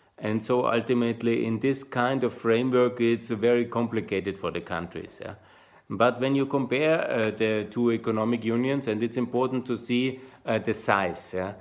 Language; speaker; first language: English; non-native, fluent; German